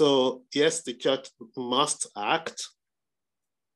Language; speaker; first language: English; non-native, local second language; Igbo